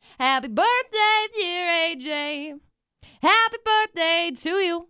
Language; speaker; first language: English; native; English